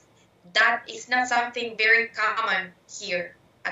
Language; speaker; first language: English; non-native, fluent; Spanish